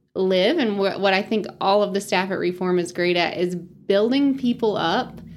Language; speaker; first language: English; native; English